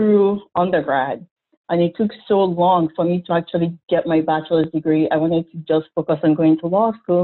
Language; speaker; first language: English; non-native, local second language; Igbo